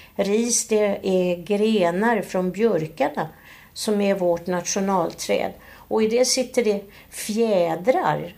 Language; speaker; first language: Swedish; native; Swedish